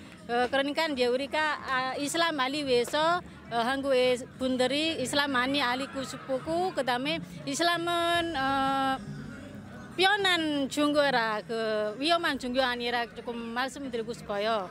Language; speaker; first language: Korean; non-native, learner; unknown